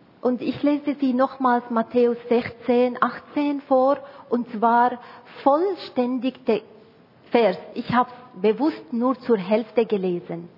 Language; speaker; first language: German; non-native, fluent; Arabic